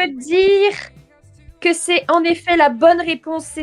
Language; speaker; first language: French; native; French